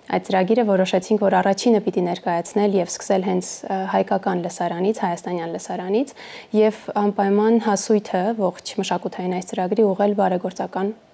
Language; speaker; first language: Armenian; native; Armenian